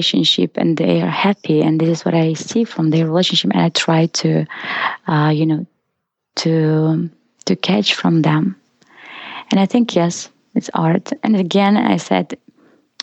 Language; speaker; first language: English; non-native, fluent; Russian